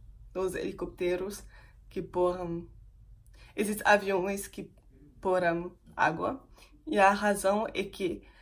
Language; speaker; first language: Portuguese; non-native, fluent; French